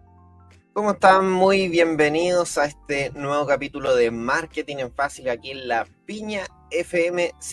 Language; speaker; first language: Spanish; native; Spanish